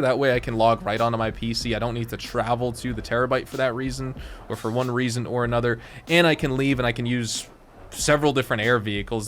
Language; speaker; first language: English; native; English